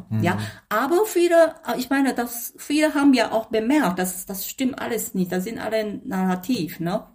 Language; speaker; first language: German; non-native, fluent; Chinese